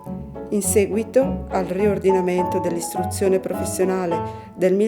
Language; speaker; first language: Italian; native; Italian